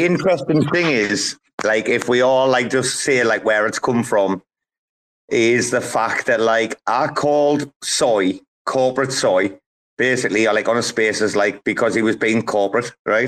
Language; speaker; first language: English; native; English